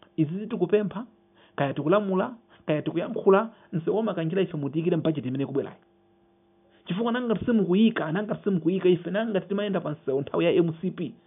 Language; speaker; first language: Nyanja; non-native, local second language; Yao